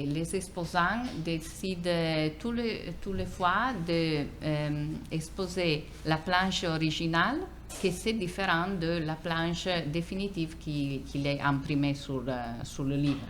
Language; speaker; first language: French; non-native, fluent; Italian